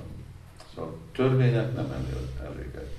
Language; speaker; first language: Hungarian; non-native, fluent; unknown